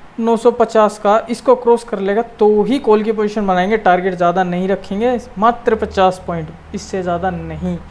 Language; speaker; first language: Hindi; native; Hindi